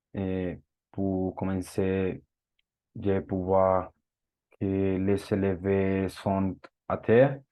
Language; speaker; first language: French; non-native, learner; Spanish